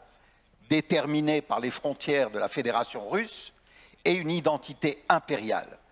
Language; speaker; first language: French; native; French